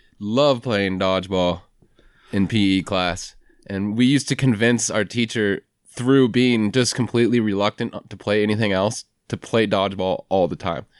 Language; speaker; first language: English; native; English